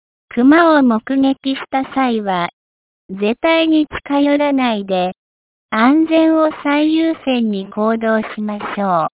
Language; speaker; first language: Japanese; native; Japanese